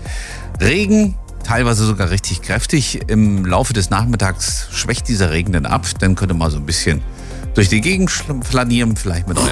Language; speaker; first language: German; native; German